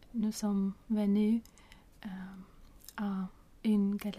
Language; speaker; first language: French; non-native, learner; Swedish